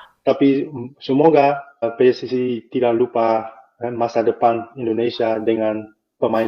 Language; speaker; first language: Indonesian; non-native, fluent; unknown